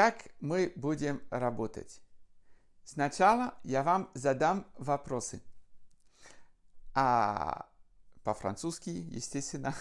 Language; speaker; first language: Russian; non-native, fluent; French